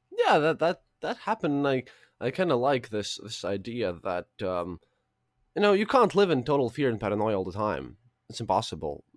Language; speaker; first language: English; non-native, fluent; Russian